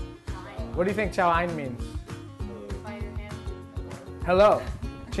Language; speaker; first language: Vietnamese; non-native, fluent; English